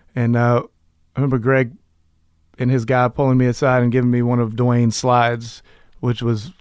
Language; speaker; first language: English; native; English